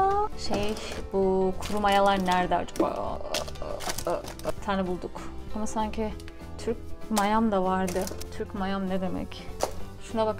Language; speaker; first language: Turkish; native; Turkish